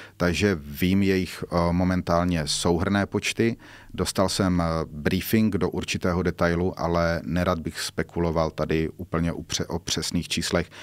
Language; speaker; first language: Czech; native; Czech